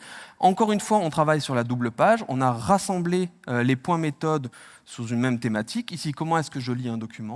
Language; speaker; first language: French; native; French